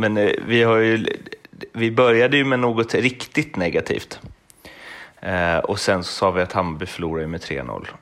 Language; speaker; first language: Swedish; native; Swedish